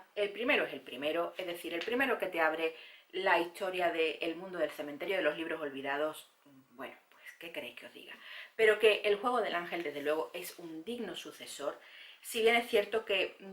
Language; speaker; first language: Spanish; native; Spanish